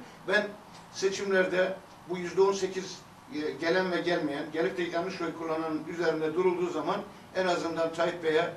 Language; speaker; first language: Turkish; native; Turkish